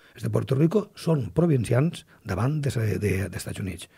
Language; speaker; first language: Catalan; native; Catalan